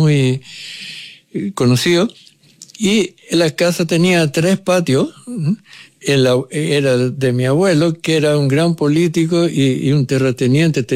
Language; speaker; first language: Spanish; native; Spanish